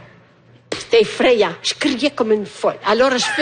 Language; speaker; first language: French; native; French